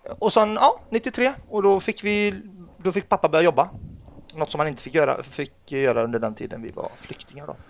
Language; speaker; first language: Swedish; early bilingual, other home language; Arabic